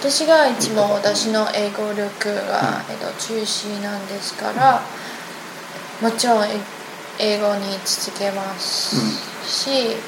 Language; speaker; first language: Japanese; non-native, learner; Chinese